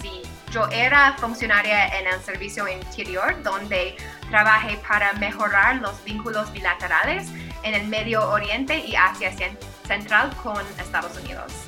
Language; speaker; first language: Spanish; non-native, fluent; English